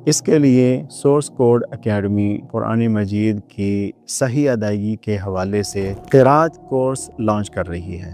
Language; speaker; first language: Urdu; non-native, local second language; Punjabi